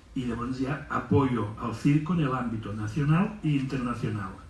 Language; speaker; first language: Spanish; non-native, local second language; Catalan